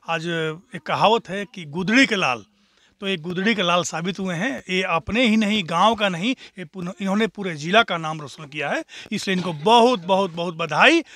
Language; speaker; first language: Hindi; native; Hindi